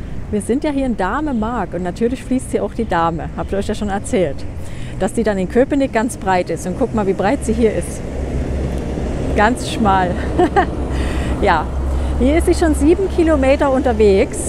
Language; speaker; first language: German; native; German